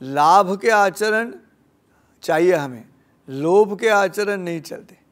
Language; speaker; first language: Hindi; non-native, local second language; Marathi